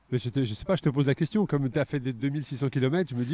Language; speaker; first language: French; native; French